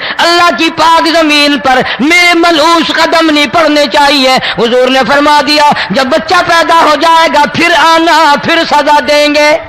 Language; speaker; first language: Urdu; non-native, local second language; Saraiki